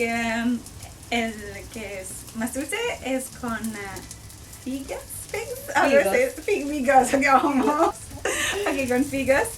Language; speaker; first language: Spanish; non-native, learner; English